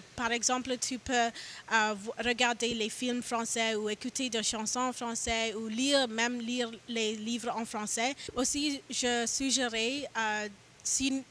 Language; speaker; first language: French; non-native, learner; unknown